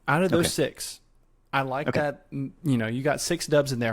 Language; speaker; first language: English; native; English